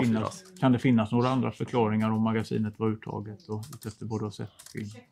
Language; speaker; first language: Swedish; native; Swedish